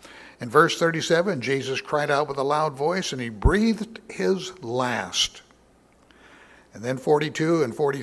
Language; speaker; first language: English; native; English